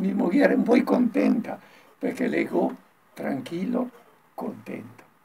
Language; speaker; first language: Spanish; non-native, learner; Italian